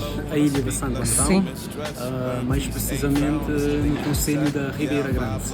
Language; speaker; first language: Portuguese; non-native, local second language; Kabuverdianu